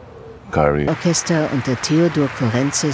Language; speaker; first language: German; native; German